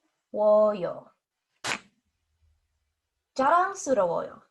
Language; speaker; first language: Korean; non-native, learner; English